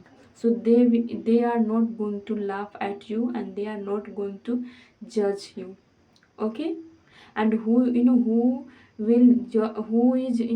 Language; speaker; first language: English; non-native, fluent; Hindi